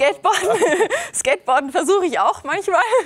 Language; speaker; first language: German; native; German